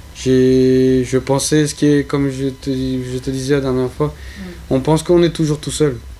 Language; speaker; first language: French; early bilingual, other home language; Spanish